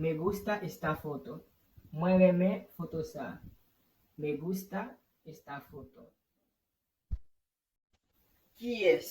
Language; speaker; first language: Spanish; non-native, fluent; Haitian Creole